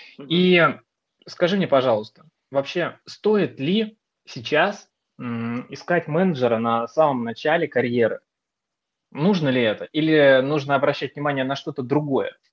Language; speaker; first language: Russian; native; Russian